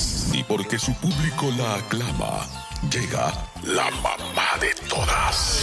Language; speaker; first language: Spanish; native; Spanish